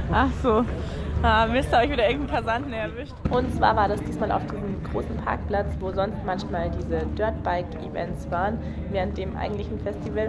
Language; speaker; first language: German; native; German